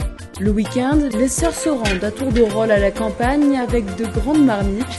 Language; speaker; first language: French; native; French